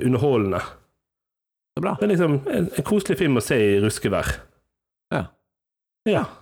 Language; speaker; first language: Norwegian; native; Norwegian